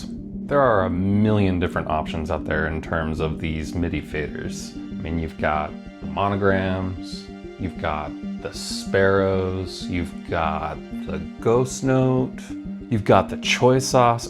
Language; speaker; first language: English; native; English